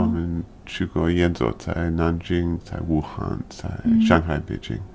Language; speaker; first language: Chinese; non-native, learner; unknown